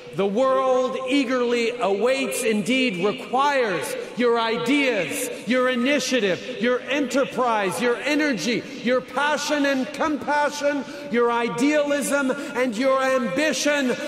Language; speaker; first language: English; native; English